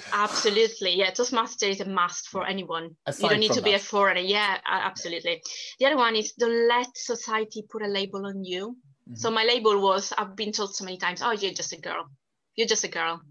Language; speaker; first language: English; non-native, fluent; Italian